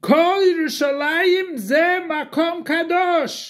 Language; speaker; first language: Hebrew; non-native, fluent; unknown